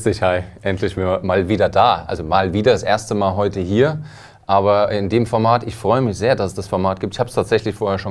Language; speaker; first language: German; native; German